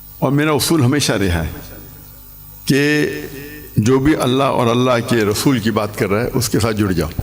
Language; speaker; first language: Urdu; non-native, local second language; English